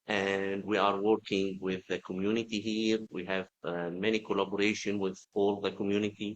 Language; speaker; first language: English; non-native, fluent; Arabic